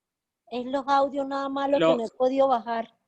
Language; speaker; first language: Spanish; native; Spanish